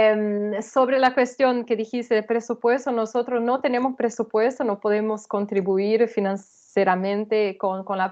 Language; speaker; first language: Spanish; non-native, fluent; Portuguese